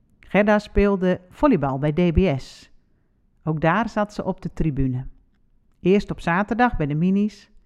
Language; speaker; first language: Dutch; non-native, local second language; Western Frisian